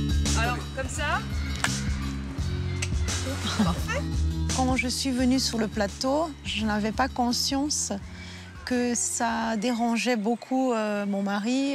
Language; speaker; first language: French; non-native, fluent; Portuguese